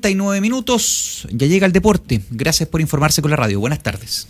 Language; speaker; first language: Spanish; native; Spanish